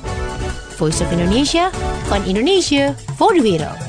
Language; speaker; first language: Dutch; non-native, fluent; Indonesian